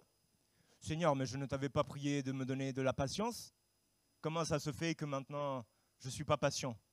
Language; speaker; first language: French; native; French